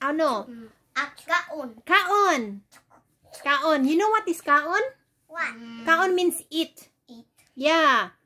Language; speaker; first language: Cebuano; non-native, learner; English